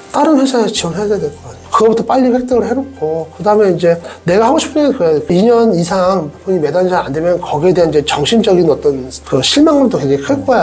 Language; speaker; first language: Korean; native; Korean